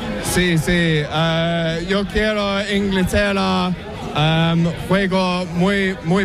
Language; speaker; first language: Spanish; non-native, learner; English